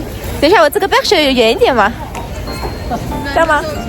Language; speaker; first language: Chinese; early bilingual, heritage; Chinese